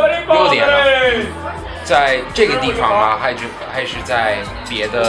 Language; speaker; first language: Chinese; non-native, learner; English